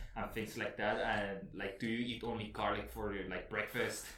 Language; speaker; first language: English; early bilingual, heritage; Spanish